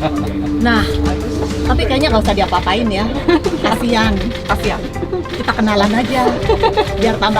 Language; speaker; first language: Indonesian; native; Indonesian